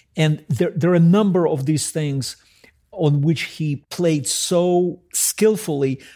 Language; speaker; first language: English; early bilingual, other home language; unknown